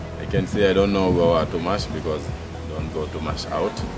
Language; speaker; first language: English; non-native, learner; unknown